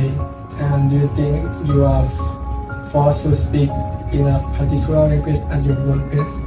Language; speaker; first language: English; non-native, learner; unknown